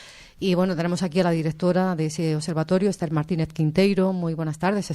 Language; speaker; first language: Spanish; native; Spanish